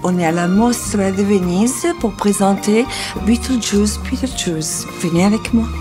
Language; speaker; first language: French; non-native, fluent; Italian